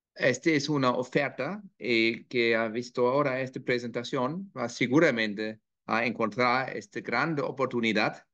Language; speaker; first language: Spanish; non-native, learner; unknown